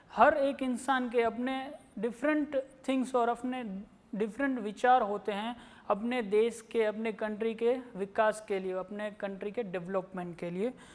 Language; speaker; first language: Hindi; non-native, local second language; Gujarati